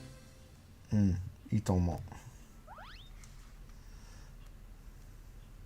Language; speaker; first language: Japanese; non-native, learner; English